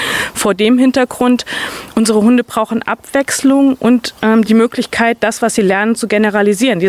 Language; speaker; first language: German; native; German